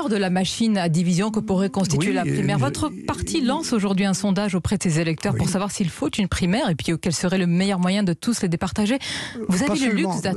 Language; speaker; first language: French; native; French